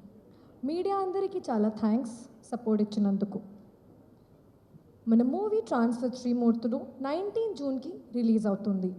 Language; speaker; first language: Telugu; non-native, local second language; Hindi